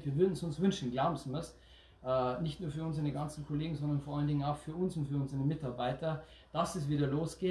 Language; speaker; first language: German; native; German